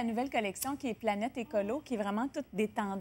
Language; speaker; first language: French; native; French